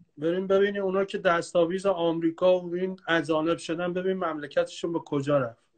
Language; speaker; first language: Persian; non-native, local second language; Kurdish